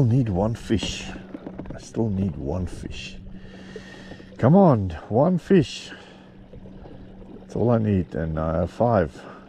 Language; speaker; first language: English; non-native, local second language; Afrikaans